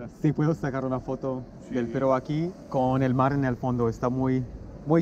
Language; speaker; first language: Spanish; non-native, fluent; English